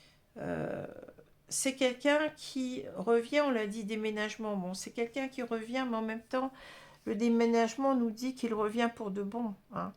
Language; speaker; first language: French; native; French